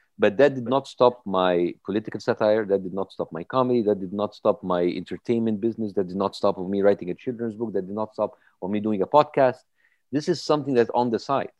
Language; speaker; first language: English; non-native, fluent; Arabic